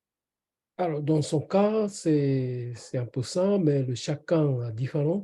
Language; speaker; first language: French; non-native, learner; Japanese